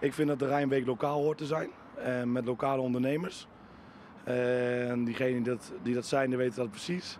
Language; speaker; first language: Dutch; native; Dutch